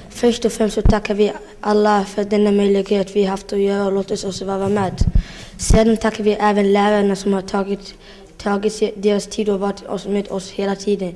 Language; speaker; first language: Swedish; early bilingual, other home language; Somali